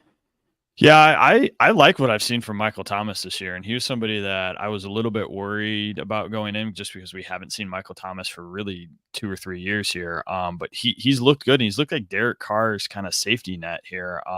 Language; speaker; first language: English; native; English